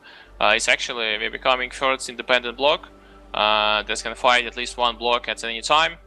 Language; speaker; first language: English; non-native, fluent; Russian